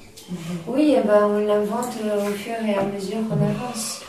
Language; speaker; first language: French; native; French